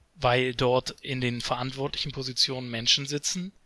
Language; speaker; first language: German; native; German